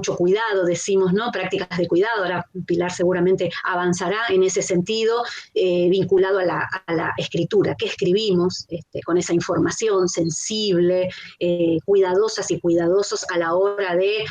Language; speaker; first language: Spanish; native; Spanish